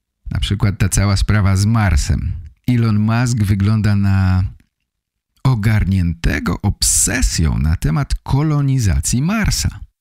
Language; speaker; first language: Polish; native; Polish